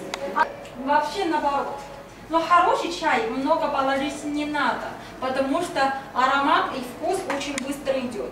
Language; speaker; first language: Russian; non-native, learner; Chinese